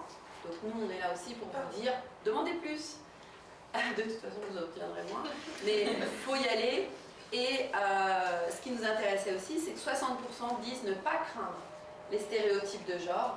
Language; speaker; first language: French; native; French